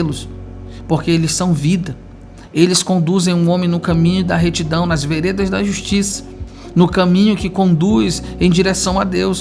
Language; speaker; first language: Portuguese; native; Portuguese